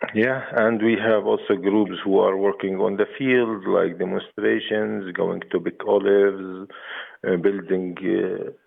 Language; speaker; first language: English; non-native, fluent; Arabic